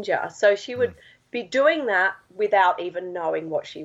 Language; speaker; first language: English; native; English